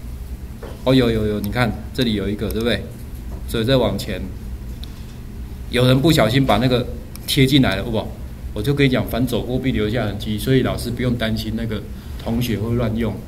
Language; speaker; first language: Chinese; native; Chinese